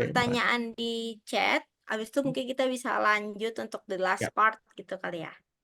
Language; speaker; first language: Indonesian; native; Indonesian